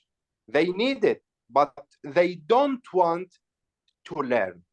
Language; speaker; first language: English; non-native, learner; Arabic